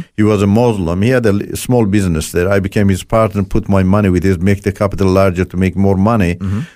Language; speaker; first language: English; non-native, fluent; Turkish